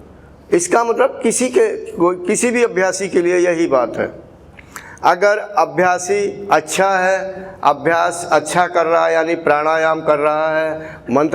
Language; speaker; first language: Hindi; native; Hindi